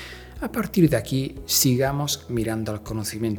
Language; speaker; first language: Spanish; native; Spanish